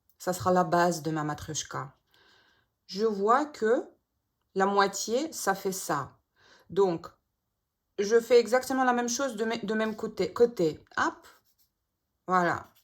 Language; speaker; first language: French; non-native, fluent; Russian